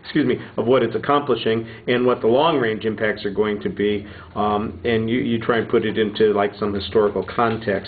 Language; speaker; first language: English; native; English